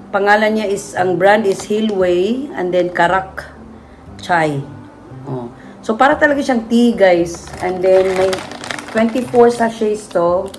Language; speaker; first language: Filipino; native; Filipino